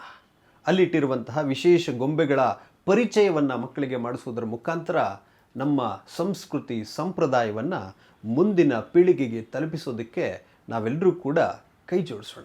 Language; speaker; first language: Kannada; native; Kannada